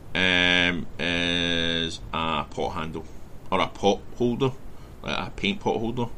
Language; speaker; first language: English; native; English